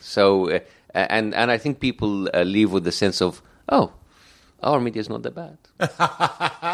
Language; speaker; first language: English; non-native, fluent; Arabic